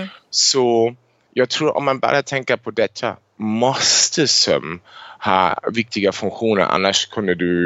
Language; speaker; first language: Swedish; non-native, fluent; German